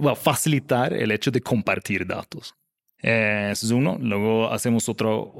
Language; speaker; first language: Spanish; non-native, fluent; Swedish